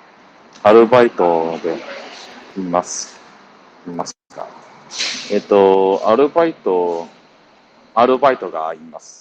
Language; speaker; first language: Japanese; non-native, learner; English